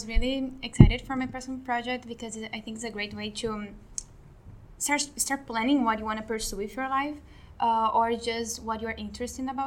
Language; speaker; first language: English; non-native, fluent; Portuguese